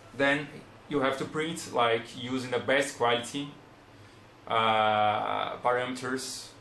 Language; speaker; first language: English; non-native, fluent; Portuguese